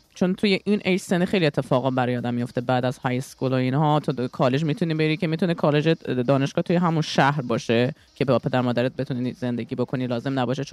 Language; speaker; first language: Persian; early bilingual, heritage; Persian